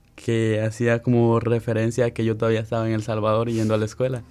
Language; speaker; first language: Spanish; native; Spanish